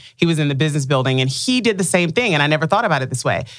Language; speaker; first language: English; early bilingual, other home language; Akan